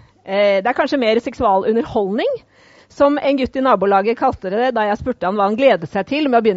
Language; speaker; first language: Norwegian; native; Norwegian